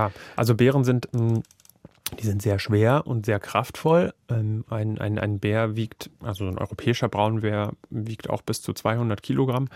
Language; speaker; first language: German; native; German